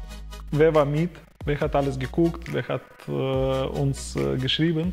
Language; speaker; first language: German; non-native, learner; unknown